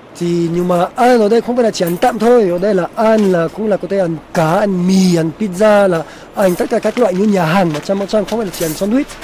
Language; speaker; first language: Vietnamese; non-native, fluent; French